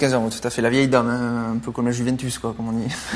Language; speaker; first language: French; native; French